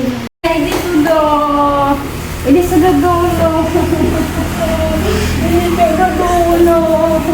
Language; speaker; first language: Russian; non-native, learner; Filipino